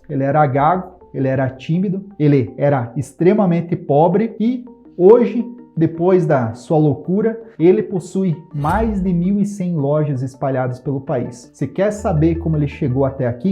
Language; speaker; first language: Portuguese; native; Portuguese